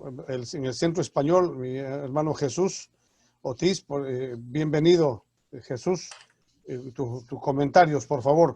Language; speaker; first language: Spanish; native; Spanish